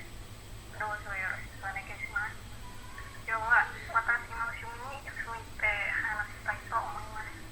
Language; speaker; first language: Japanese; non-native, learner; Indonesian